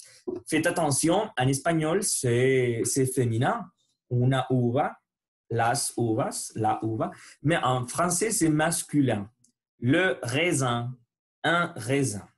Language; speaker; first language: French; non-native, learner; Spanish